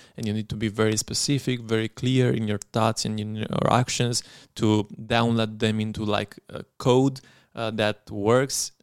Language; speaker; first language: English; non-native, fluent; Romanian